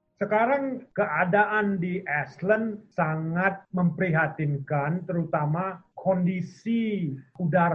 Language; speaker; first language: Indonesian; native; Indonesian